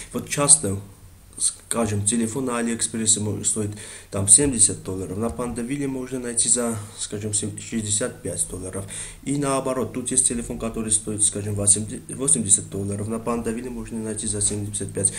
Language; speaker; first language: Russian; non-native, fluent; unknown